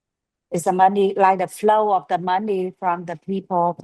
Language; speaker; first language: English; non-native, learner; Vietnamese